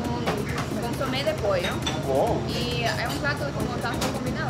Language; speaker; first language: Spanish; non-native, fluent; English